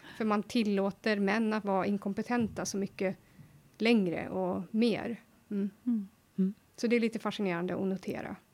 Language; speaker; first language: Swedish; native; Swedish